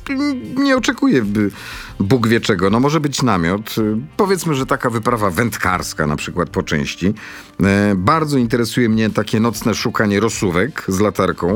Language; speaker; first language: Polish; native; Polish